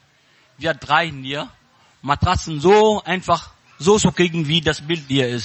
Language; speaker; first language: German; non-native, learner; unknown